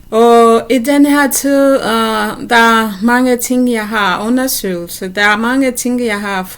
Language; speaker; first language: Danish; non-native, learner; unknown